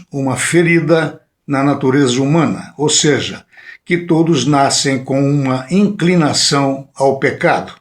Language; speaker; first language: Portuguese; native; Portuguese